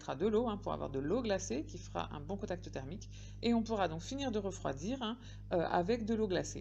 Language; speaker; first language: French; native; French